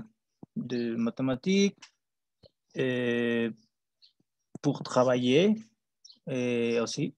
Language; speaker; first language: French; non-native, learner; Spanish